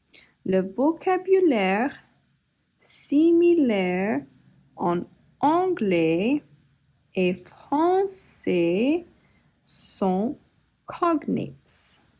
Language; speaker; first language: French; non-native, fluent; English